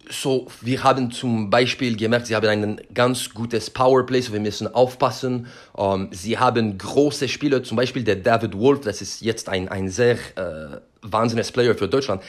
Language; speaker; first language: German; non-native, learner; French